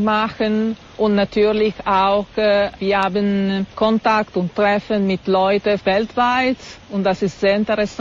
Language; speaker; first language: German; non-native, fluent; Italian